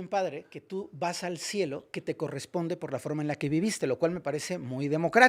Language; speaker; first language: Spanish; native; Spanish